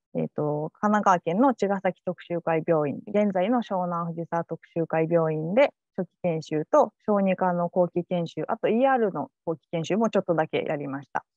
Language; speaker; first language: Japanese; native; Japanese